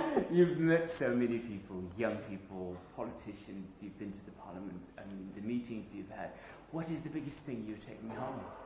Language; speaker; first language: English; non-native, fluent; Uzbek